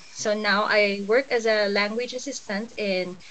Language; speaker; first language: English; non-native, local second language; Cebuano